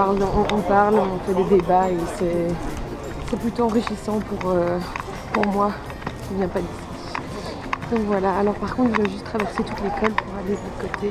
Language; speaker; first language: French; native; French